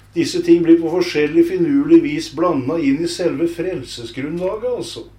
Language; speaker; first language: Norwegian; native; Norwegian